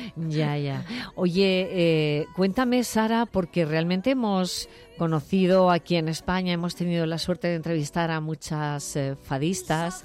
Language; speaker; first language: Spanish; native; Spanish